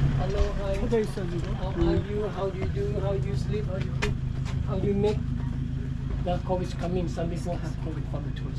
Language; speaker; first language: English; non-native, learner; Thai